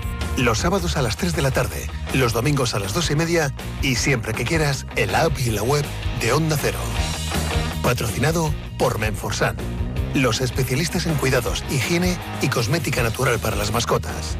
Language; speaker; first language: Spanish; native; Spanish